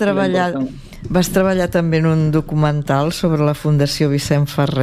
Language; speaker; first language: Catalan; native; Catalan